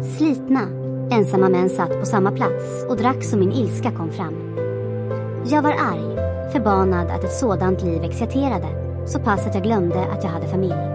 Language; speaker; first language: Swedish; non-native, fluent; Croatian